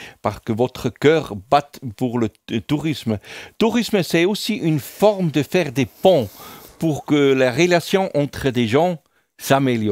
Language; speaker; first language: French; non-native, fluent; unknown